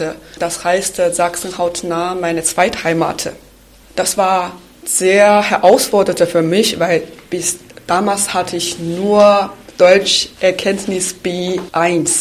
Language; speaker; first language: German; non-native, fluent; Chinese